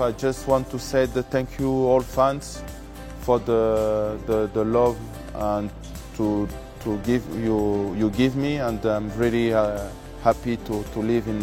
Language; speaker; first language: English; non-native, learner; French